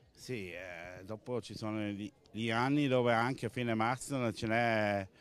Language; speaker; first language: Italian; non-native, local second language; German